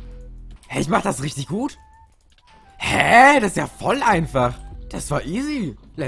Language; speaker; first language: German; native; German